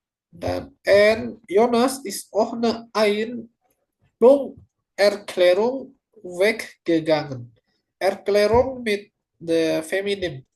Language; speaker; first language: German; non-native, learner; Indonesian